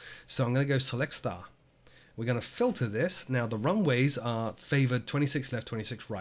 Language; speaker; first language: English; native; English